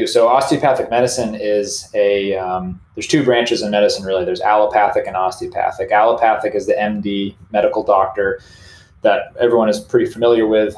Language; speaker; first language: English; native; English